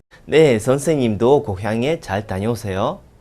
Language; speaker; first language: Korean; non-native, fluent; Russian